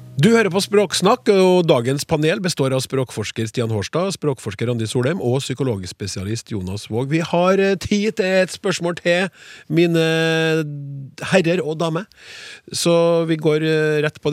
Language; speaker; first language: Norwegian; native; Norwegian